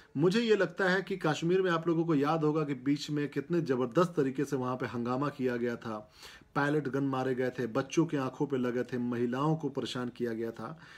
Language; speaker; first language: Hindi; native; Hindi